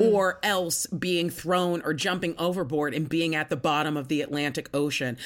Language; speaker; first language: English; native; English